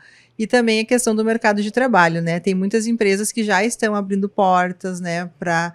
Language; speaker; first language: Portuguese; native; Portuguese